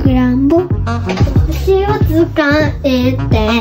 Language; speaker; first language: Japanese; native; Japanese